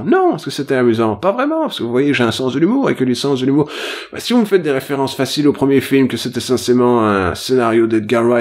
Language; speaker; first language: French; native; French